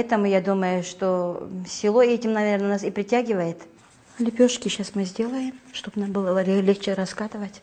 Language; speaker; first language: Russian; non-native, local second language; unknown